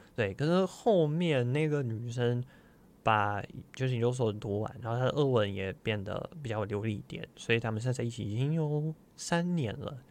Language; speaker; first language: Chinese; non-native, fluent; Russian